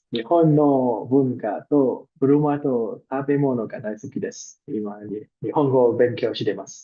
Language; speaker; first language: Japanese; non-native, learner; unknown